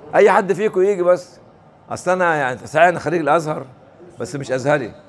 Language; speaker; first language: Arabic; native; Arabic